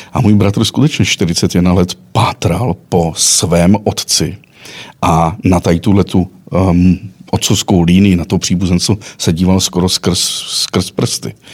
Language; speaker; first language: Czech; native; Czech